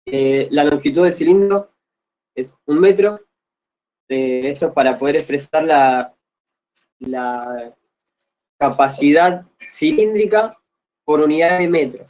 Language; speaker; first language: Spanish; native; Spanish